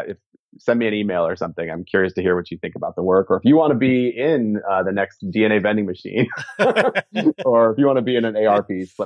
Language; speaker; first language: English; native; English